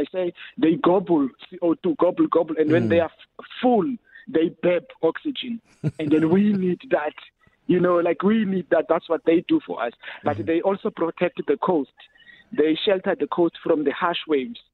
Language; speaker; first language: English; non-native, local second language; Xhosa